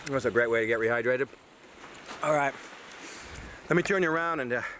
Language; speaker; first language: English; native; English